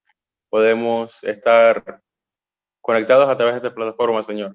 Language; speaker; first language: Spanish; native; Spanish